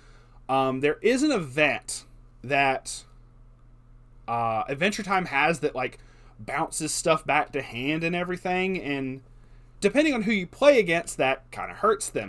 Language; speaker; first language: English; native; English